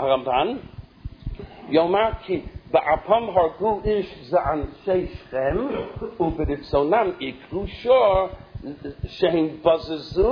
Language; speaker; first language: Hebrew; non-native, fluent; English